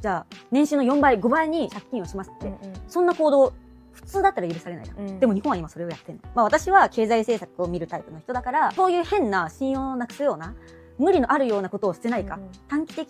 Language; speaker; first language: Japanese; native; Japanese